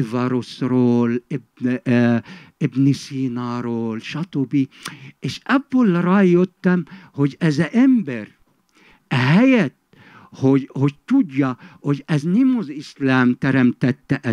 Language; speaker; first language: Hungarian; non-native, fluent; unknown